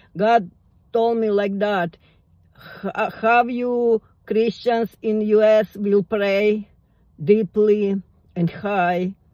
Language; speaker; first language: English; non-native, learner; Russian